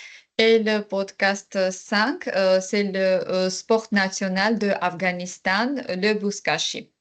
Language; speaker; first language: French; non-native, learner; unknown